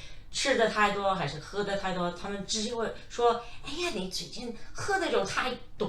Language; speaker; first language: Chinese; non-native, fluent; English